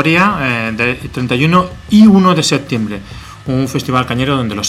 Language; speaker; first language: Spanish; native; Spanish